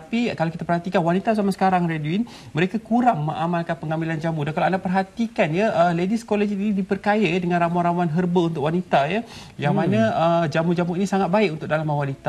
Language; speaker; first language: Malay; native; Malay